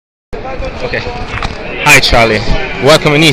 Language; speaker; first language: English; non-native, learner; Italian